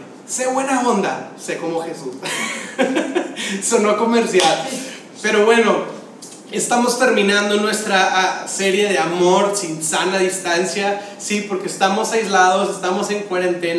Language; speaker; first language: Spanish; native; Spanish